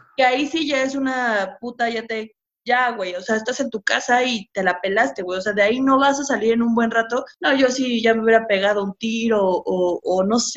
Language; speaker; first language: Spanish; native; Spanish